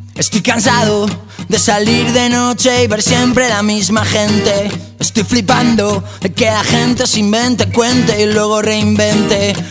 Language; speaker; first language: French; non-native, fluent; Spanish